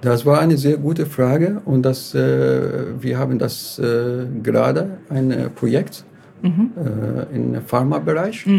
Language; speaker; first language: German; non-native, learner; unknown